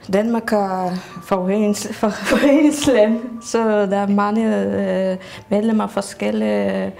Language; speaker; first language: Danish; non-native, learner; Russian